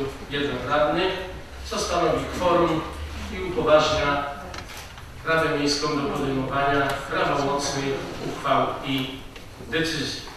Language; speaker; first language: Polish; native; Polish